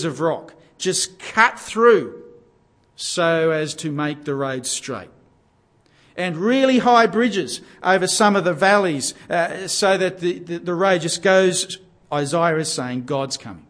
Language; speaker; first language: English; native; English